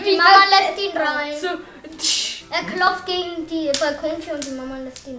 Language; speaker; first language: German; native; German